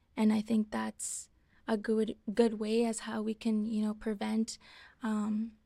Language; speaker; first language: English; native; English